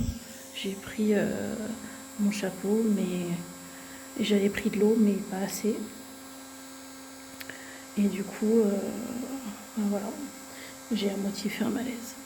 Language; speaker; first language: French; native; French